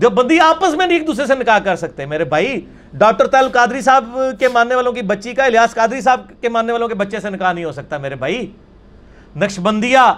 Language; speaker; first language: Urdu; non-native, local second language; Punjabi